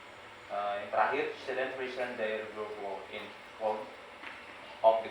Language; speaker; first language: English; non-native, learner; Indonesian